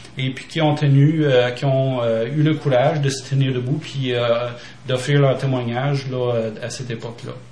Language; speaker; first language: French; native; French